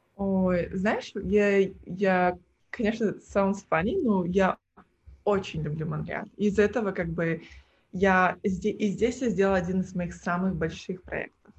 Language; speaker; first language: Russian; early bilingual, heritage; Russian